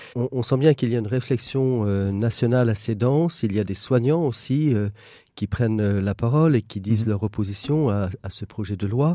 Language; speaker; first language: French; native; French